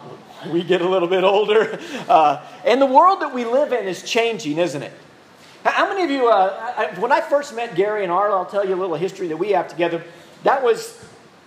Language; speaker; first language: English; native; English